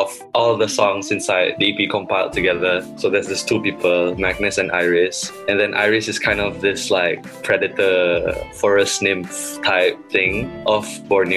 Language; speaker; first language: English; non-native, local second language; Malay